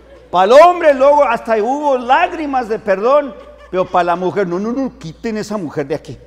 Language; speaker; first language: Spanish; early bilingual, heritage; Spanish